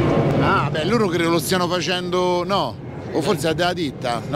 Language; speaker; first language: Italian; native; Italian